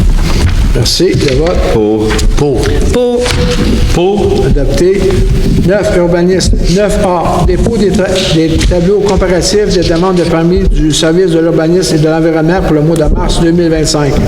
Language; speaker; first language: French; native; French